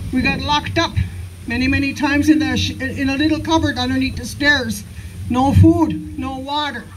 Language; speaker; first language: English; native; English